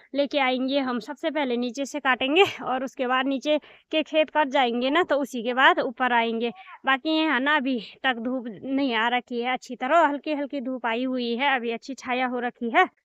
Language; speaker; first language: Hindi; native; Hindi